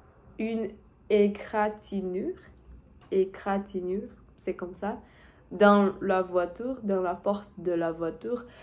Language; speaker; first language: French; non-native, learner; Portuguese